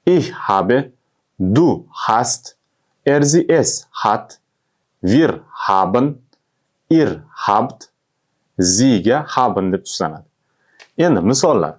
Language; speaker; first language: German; non-native, fluent; Uzbek